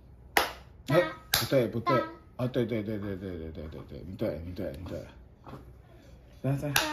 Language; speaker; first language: Chinese; native; Chinese